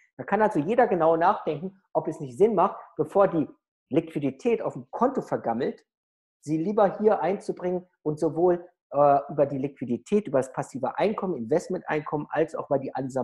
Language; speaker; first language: German; native; German